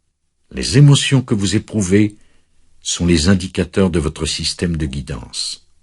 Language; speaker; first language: French; native; French